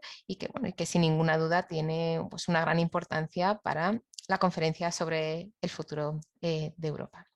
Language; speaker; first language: Spanish; native; Spanish